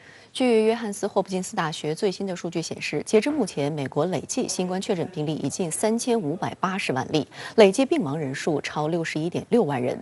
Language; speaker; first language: Chinese; native; Chinese